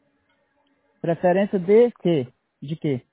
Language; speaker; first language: Spanish; non-native, learner; Portuguese